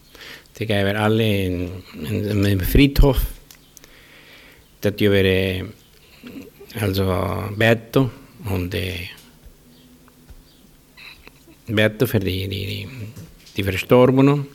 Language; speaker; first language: German; early bilingual, heritage; German